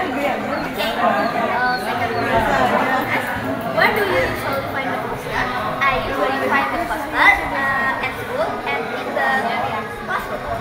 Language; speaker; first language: English; non-native, learner; Indonesian